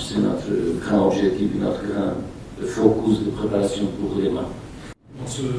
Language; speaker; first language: French; non-native, fluent; Portuguese